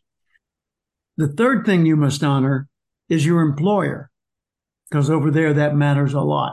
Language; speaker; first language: English; native; English